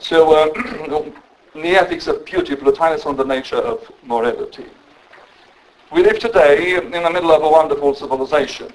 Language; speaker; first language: English; non-native, fluent; Romanian